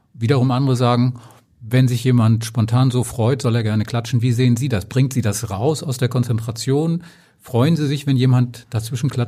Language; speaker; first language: German; native; German